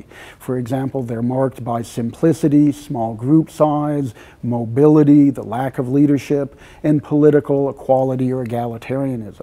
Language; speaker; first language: English; native; English